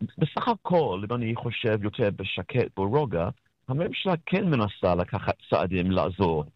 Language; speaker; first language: Hebrew; non-native, fluent; English